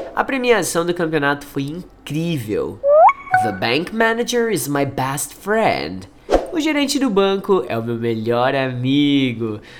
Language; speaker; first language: Portuguese; native; Portuguese